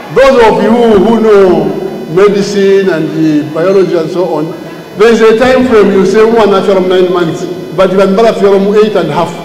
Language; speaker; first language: English; non-native, local second language; Bemba